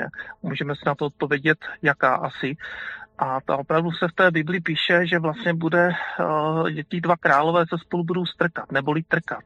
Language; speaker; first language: Czech; native; Czech